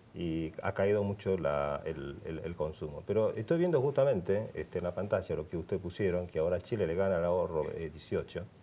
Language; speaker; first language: Spanish; non-native, fluent; Korean